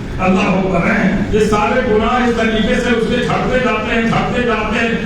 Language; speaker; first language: Urdu; native; Urdu